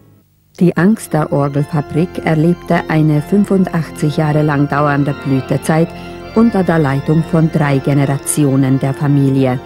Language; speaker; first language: German; native; German